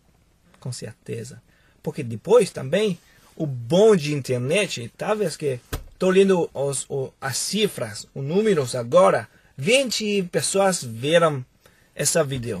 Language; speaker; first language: Portuguese; non-native, fluent; Spanish